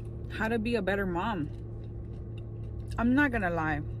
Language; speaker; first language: English; early bilingual, other home language; Spanish